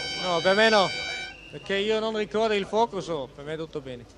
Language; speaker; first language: Italian; non-native, learner; German